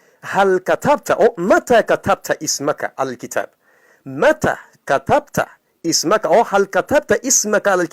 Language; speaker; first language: Arabic; non-native, fluent; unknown